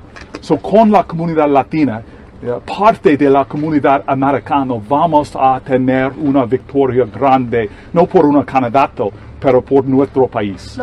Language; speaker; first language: Spanish; non-native, learner; English